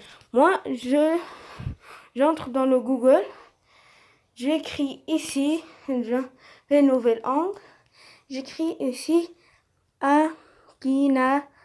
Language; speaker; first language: French; non-native, learner; Arabic